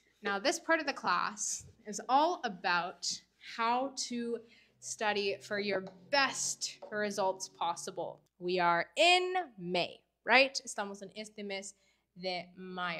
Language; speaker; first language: English; native; English